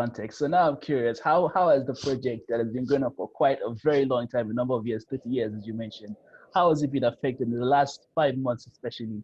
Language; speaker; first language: English; non-native, local second language; Yoruba